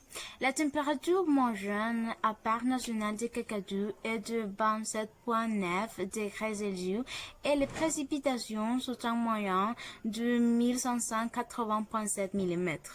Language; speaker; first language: French; non-native, fluent; Spanish